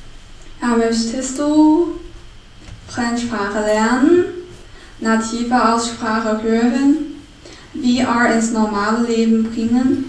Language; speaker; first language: German; non-native, learner; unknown